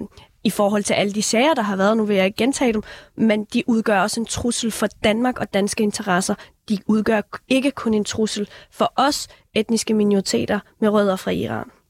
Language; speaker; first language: Danish; early bilingual, other home language; Persian